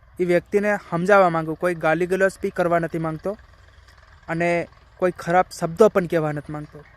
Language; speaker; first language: Gujarati; non-native, local second language; Bhili